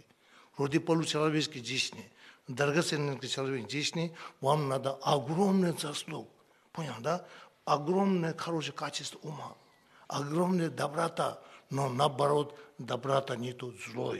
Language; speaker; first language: Russian; non-native, learner; Tibetan